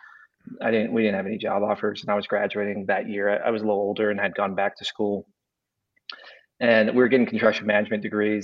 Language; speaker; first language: English; native; English